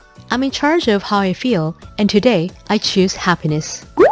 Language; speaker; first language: English; non-native, fluent; Korean